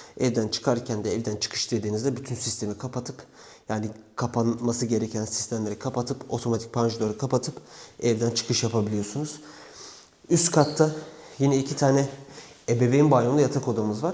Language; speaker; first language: Turkish; native; Turkish